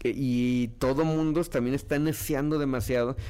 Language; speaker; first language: Spanish; native; Spanish